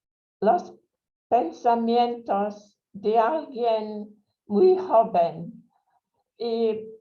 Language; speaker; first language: Spanish; non-native, fluent; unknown